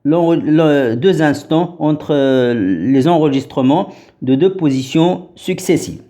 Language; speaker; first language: French; non-native, local second language; Arabic